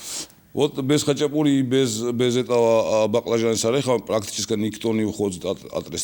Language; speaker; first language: Russian; non-native, local second language; Georgian